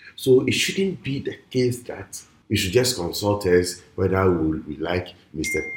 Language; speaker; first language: English; non-native, local second language; Ewe